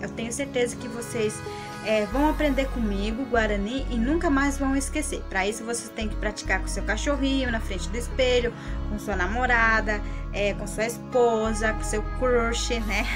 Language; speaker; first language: Portuguese; non-native, local second language; Guarani